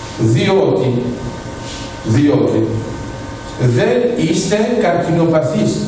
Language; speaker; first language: Greek; early bilingual, heritage; Greek